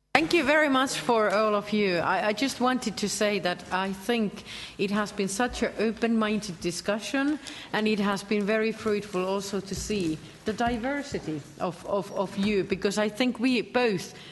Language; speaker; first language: English; non-native, fluent; Finnish